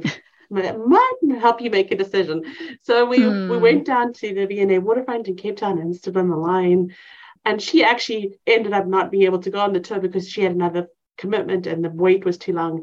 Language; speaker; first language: English; native; English